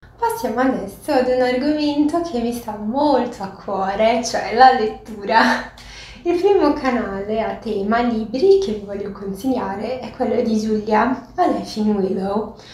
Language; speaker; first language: Italian; non-native, fluent; Portuguese